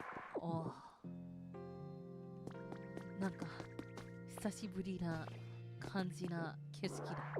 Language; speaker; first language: Japanese; native; Japanese